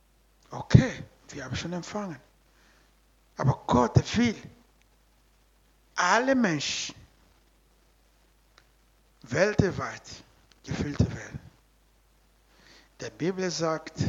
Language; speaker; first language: German; non-native, learner; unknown